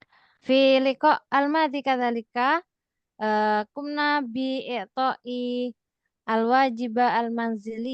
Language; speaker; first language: Arabic; non-native, fluent; Indonesian